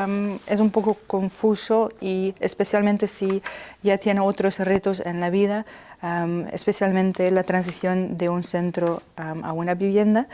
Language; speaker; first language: Spanish; non-native, fluent; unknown